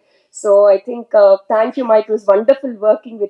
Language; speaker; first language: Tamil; non-native, learner; Telugu